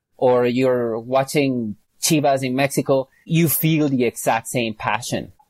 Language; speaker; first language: English; non-native, fluent; Catalan